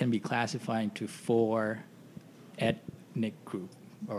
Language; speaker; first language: English; non-native, local second language; Filipino